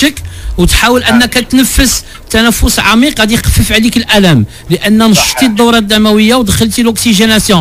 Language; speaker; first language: Arabic; native; Arabic